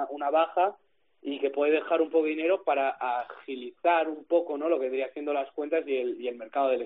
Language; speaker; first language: Spanish; native; Spanish